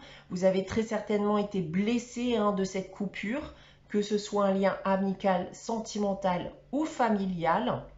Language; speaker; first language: French; native; French